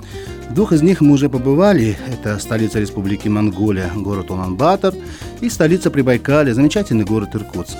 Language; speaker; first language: Russian; native; Russian